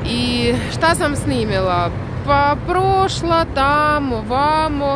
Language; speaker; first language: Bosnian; non-native, learner; Russian